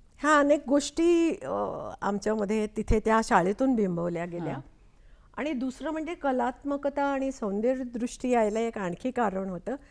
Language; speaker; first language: Marathi; non-native, local second language; Konkani